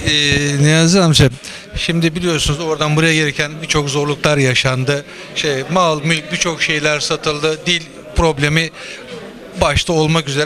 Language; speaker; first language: Turkish; native; Turkish